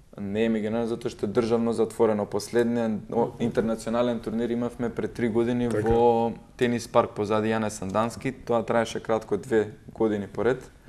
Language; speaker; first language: Macedonian; native; Macedonian